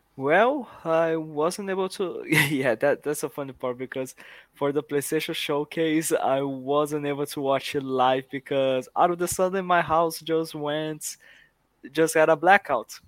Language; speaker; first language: English; non-native, fluent; Portuguese